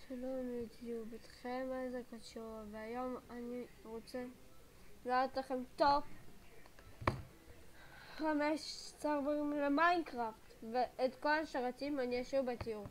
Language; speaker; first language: Hebrew; native; Hebrew